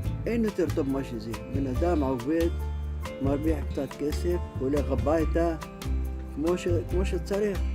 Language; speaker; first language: Hebrew; non-native, fluent; Arabic